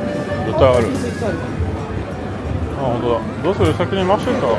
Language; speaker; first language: Japanese; non-native, fluent; French